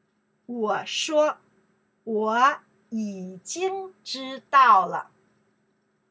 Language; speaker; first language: Chinese; non-native, learner; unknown